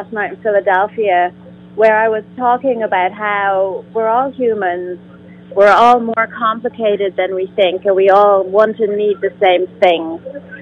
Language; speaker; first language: English; native; English